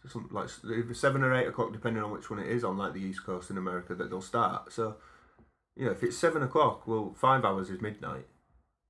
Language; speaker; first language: English; native; English